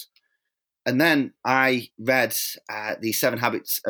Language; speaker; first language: English; native; English